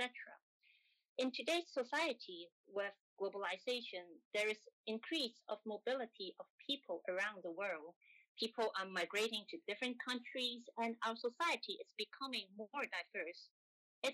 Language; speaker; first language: English; non-native, local second language; Cantonese